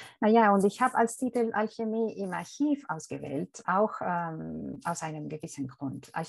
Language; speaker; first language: German; non-native, fluent; Spanish